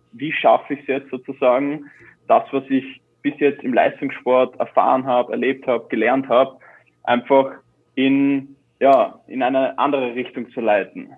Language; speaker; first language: German; native; German